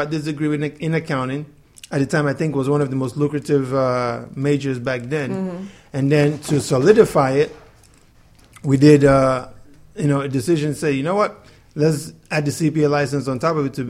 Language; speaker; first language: English; non-native, local second language; Yoruba